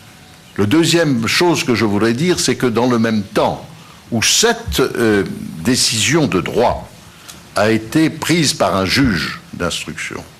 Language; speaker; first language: French; native; French